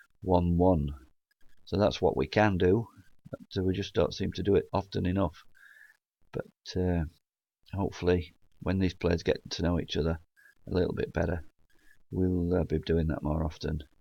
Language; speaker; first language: English; native; English